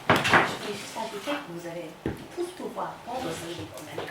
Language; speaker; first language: French; non-native, fluent; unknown